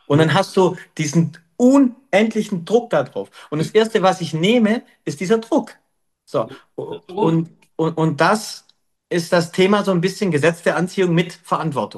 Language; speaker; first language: German; native; German